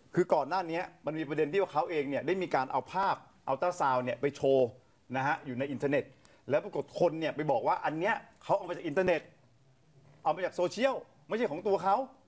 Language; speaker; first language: Thai; native; Thai